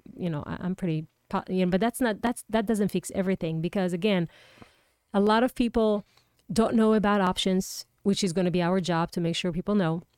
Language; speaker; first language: English; non-native, fluent; Hebrew